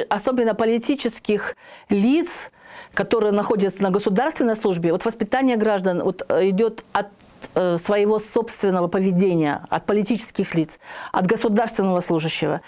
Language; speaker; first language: Russian; native; Russian